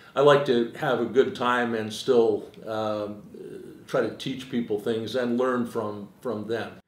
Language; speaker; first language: English; native; English